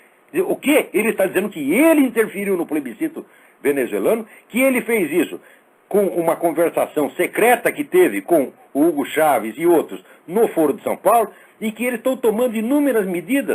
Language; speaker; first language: Portuguese; native; Portuguese